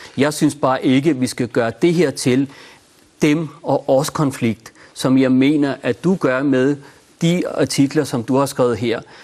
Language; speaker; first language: Danish; early bilingual, other home language; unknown